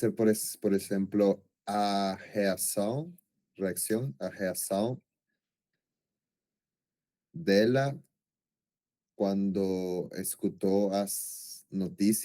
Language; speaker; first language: Portuguese; non-native, learner; Spanish